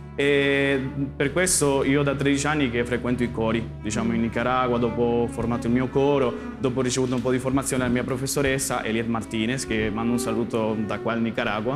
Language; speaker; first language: Italian; non-native, fluent; Spanish